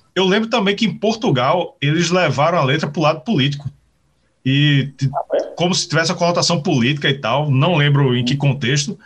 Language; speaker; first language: Portuguese; native; Portuguese